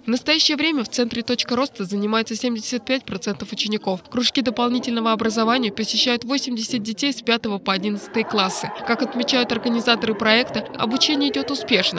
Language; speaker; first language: Russian; native; Russian